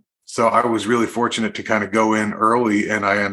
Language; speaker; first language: English; native; English